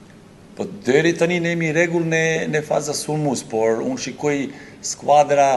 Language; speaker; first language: Albanian; non-native, learner; Serbian